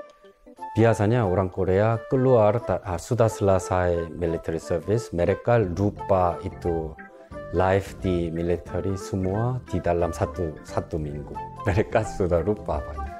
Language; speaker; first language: Indonesian; non-native, local second language; Korean